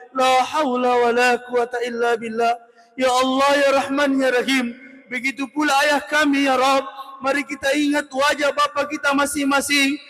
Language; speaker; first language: Malay; non-native, local second language; Buginese